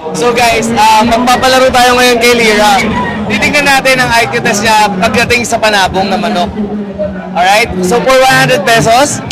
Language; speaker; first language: Filipino; native; Filipino